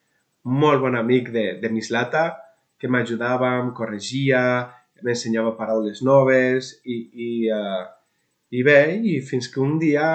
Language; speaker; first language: Catalan; non-native, local second language; Spanish